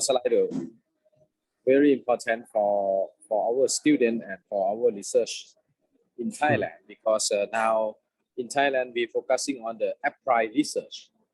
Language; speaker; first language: English; non-native, fluent; Thai